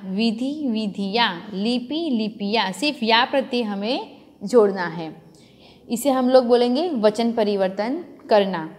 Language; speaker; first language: Hindi; non-native, local second language; Gujarati